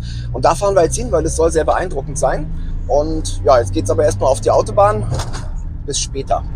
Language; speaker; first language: German; native; German